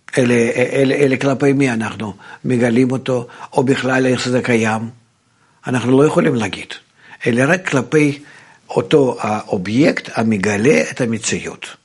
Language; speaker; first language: Hebrew; native; Hebrew